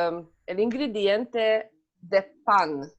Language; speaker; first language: Spanish; non-native, learner; Hungarian